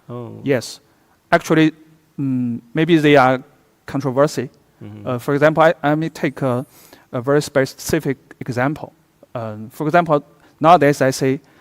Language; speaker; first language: English; non-native, fluent; Chinese